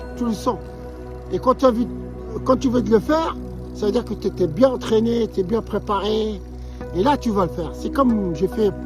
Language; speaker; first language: French; non-native, local second language; Arabic